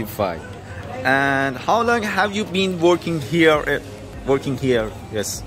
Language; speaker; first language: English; non-native, learner; Persian